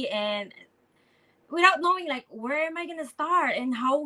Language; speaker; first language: English; non-native, local second language; Filipino